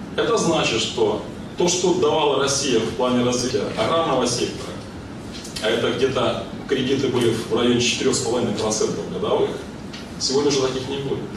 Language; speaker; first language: Russian; non-native, local second language; Ukrainian